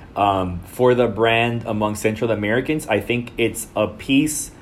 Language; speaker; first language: English; non-native, fluent; Spanish